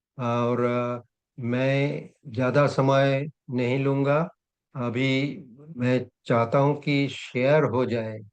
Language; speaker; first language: Hindi; non-native, local second language; Bangla